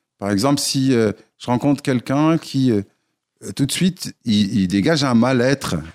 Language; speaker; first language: French; non-native, local second language; Arabic